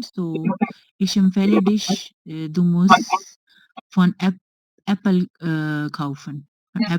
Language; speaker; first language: German; non-native, learner; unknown